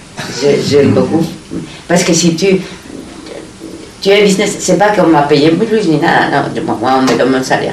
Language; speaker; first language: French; non-native, fluent; Spanish